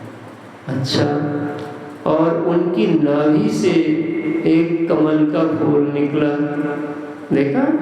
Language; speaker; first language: Hindi; native; Hindi